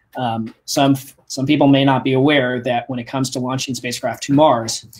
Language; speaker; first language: English; native; English